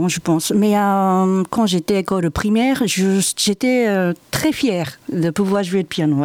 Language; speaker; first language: French; non-native, fluent; Japanese